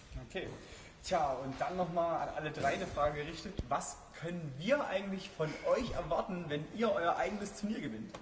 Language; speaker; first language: German; native; German